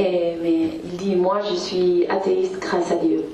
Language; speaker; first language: French; non-native, fluent; Spanish